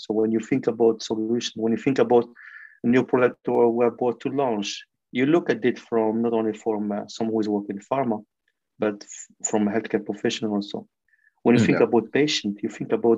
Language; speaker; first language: English; non-native, fluent; French